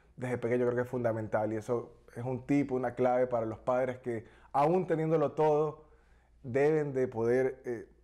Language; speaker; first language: Spanish; native; Spanish